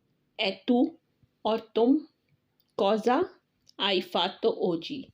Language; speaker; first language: Italian; non-native, fluent; Urdu